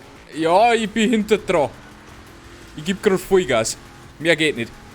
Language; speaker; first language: German; native; German